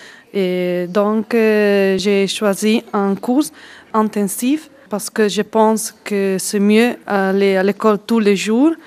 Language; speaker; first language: French; non-native, learner; Italian